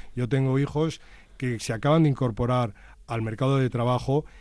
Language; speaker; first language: Spanish; native; Spanish